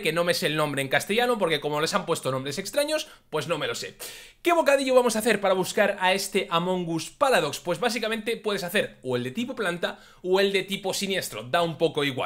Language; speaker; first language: Spanish; native; Spanish